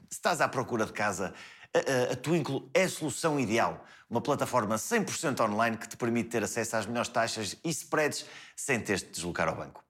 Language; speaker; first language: Portuguese; native; Portuguese